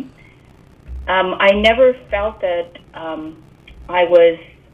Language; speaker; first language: English; native; English